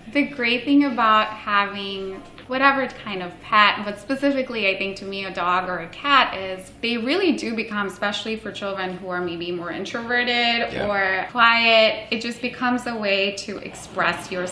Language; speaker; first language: English; non-native, local second language; Hindi